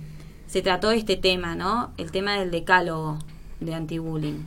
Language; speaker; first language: Spanish; native; Spanish